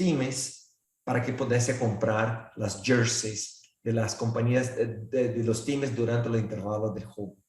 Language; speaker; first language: Spanish; non-native, fluent; Portuguese